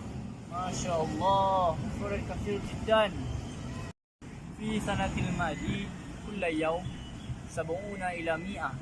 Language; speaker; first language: Arabic; non-native, learner; Indonesian